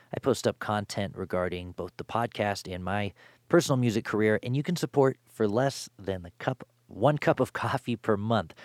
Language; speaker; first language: English; native; English